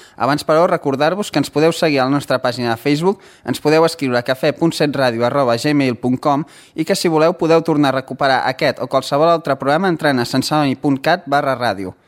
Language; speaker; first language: Catalan; native; Catalan